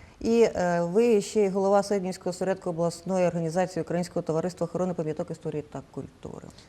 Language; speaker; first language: Ukrainian; native; Ukrainian